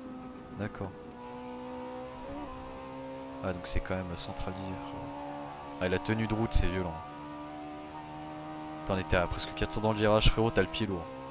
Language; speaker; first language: French; native; French